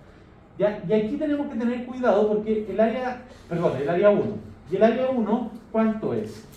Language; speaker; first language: Spanish; native; Spanish